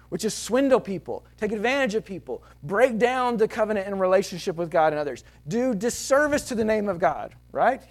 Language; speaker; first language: English; native; English